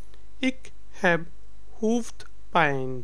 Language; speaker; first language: Dutch; non-native, learner; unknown